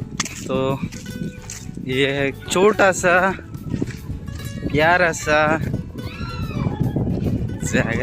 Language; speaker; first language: Hindi; non-native, local second language; Odia